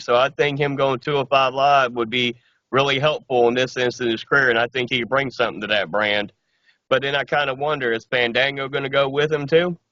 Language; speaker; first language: English; native; English